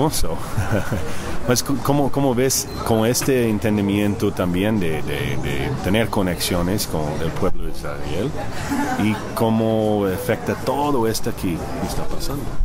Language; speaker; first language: Spanish; early bilingual, heritage; Spanish